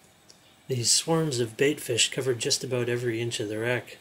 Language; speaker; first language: English; native; English